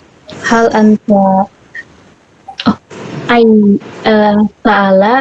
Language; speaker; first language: Arabic; non-native, learner; Indonesian